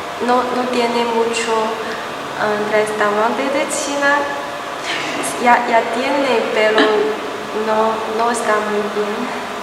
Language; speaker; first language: Spanish; non-native, learner; Chinese